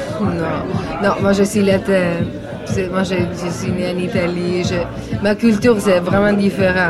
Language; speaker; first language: French; non-native, learner; Italian